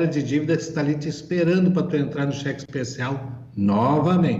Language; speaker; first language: Portuguese; native; Portuguese